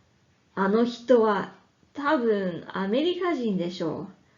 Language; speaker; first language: Japanese; non-native, fluent; English